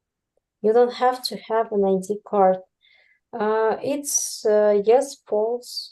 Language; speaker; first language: English; non-native, fluent; Russian